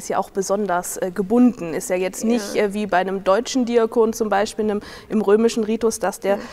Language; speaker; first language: German; native; German